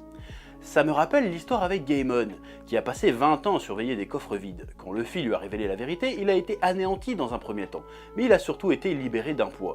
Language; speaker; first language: French; native; French